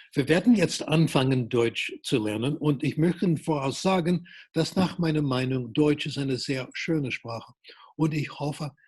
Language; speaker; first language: German; non-native, fluent; English